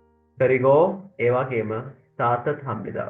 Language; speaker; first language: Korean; non-native, learner; Sinhala